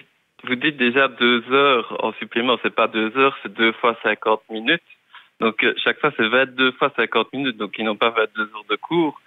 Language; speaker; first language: French; native; French